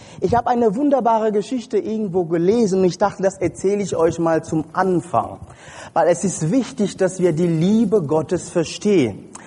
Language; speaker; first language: German; non-native, fluent; French